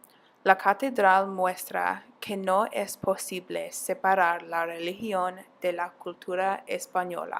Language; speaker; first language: Spanish; non-native, learner; English